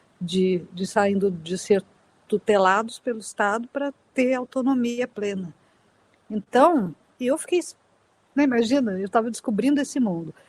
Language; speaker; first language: Portuguese; native; Portuguese